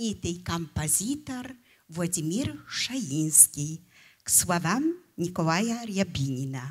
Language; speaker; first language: Russian; non-native, fluent; Polish